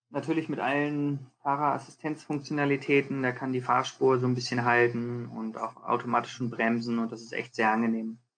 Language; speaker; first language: German; early bilingual, heritage; German